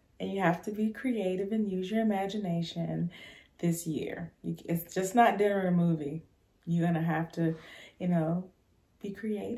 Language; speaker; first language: English; native; English